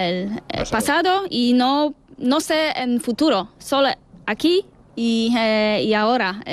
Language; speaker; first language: Spanish; non-native, learner; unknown